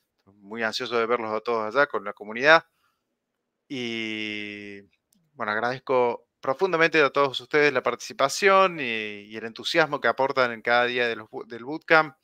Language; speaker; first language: Spanish; native; Spanish